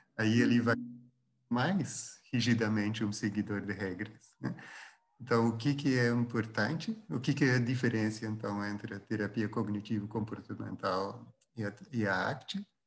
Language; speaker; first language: Portuguese; non-native, fluent; Dutch